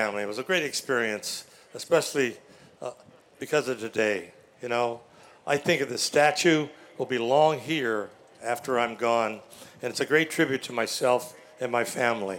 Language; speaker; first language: English; native; English